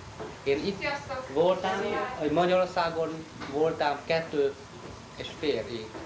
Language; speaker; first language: Hungarian; non-native, learner; Chinese